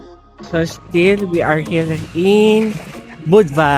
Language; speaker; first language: English; non-native, local second language; Filipino